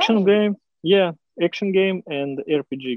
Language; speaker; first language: English; non-native, learner; Russian